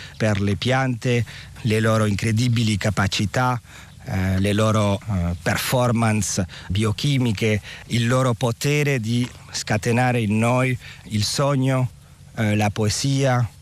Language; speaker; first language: Italian; non-native, fluent; Spanish